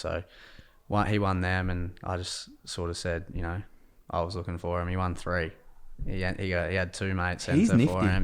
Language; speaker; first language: English; native; English